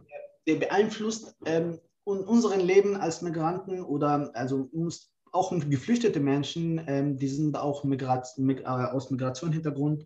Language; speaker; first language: German; non-native, fluent; Kurdish